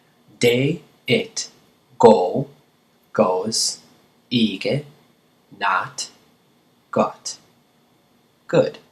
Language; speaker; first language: Danish; non-native, fluent; English